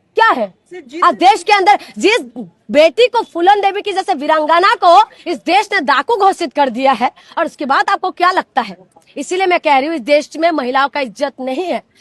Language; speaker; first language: Hindi; non-native, local second language; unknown